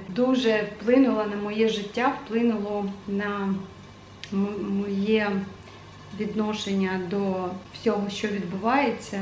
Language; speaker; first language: Ukrainian; non-native, local second language; Russian